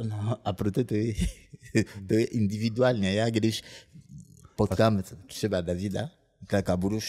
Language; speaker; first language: Czech; non-native, fluent; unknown